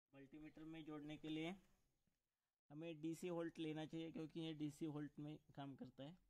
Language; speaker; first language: Hindi; non-native, local second language; Marathi